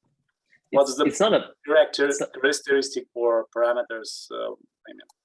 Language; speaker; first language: English; non-native, learner; Russian